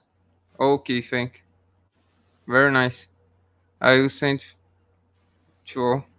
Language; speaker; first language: English; non-native, learner; Portuguese